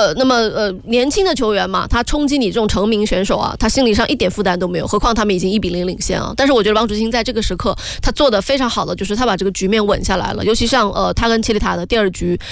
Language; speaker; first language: Chinese; native; Chinese